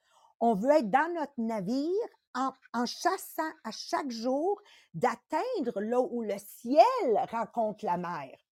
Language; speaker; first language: French; native; French